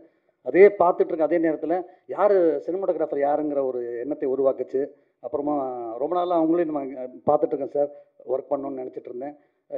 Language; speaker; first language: Tamil; native; Tamil